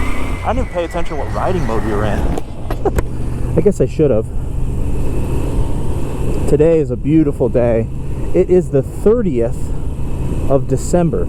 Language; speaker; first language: English; native; English